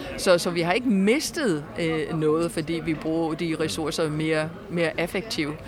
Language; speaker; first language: Danish; non-native, fluent; English